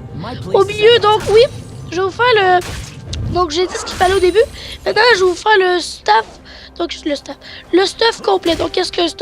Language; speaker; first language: French; native; French